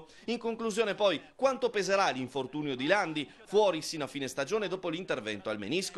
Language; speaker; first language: Italian; native; Italian